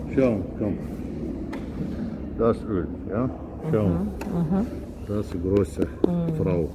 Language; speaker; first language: German; non-native, learner; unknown